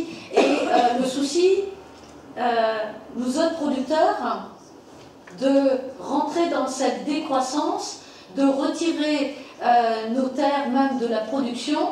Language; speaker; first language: French; native; French